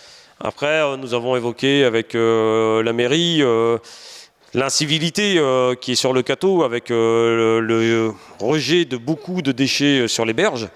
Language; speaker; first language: French; native; French